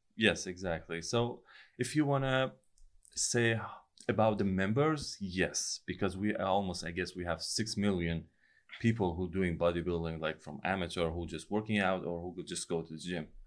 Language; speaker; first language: English; non-native, fluent; Persian